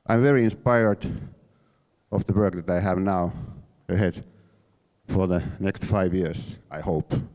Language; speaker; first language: English; non-native, fluent; Finnish